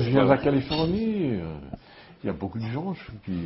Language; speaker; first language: French; non-native, learner; English